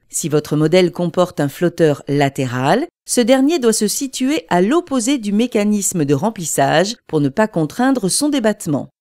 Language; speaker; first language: French; native; French